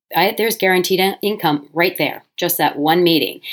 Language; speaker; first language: English; native; English